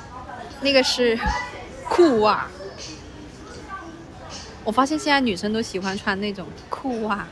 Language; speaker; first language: Chinese; non-native, local second language; Cantonese